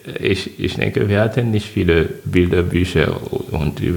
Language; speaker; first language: German; non-native, fluent; French